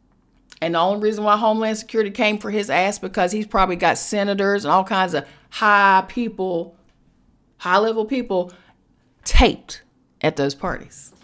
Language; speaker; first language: English; native; English